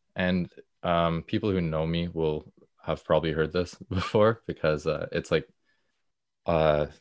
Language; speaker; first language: English; native; English